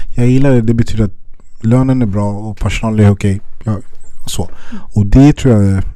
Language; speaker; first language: Swedish; early bilingual, other home language; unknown